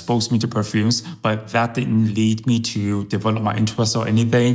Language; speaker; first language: English; early bilingual, other home language; Chinese